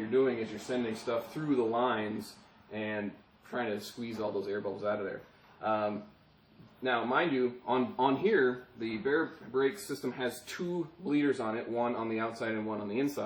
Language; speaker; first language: English; native; English